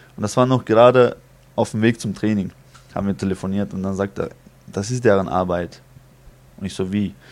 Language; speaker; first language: German; early bilingual, other home language; Chechen